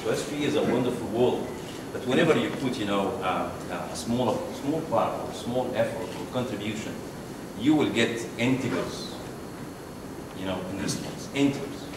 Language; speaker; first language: English; non-native, fluent; Arabic